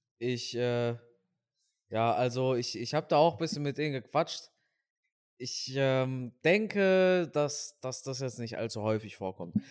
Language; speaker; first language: German; native; German